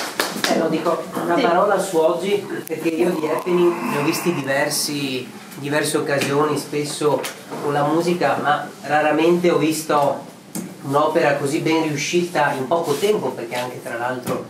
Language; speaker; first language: Italian; native; Italian